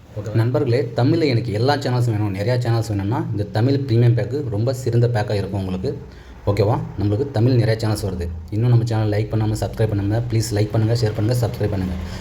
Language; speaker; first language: Tamil; non-native, local second language; Telugu